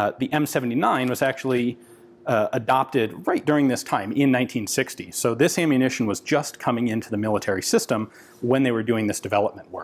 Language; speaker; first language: English; native; English